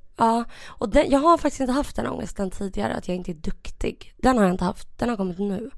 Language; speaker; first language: Swedish; early bilingual, other home language; Russian